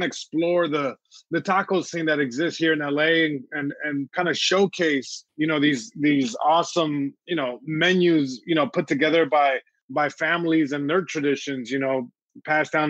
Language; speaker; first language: English; early bilingual, other home language; Spanish